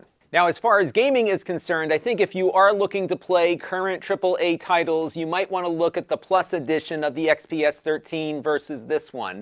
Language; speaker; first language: English; native; English